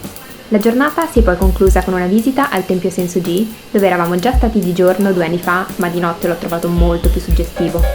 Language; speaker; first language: Italian; native; Italian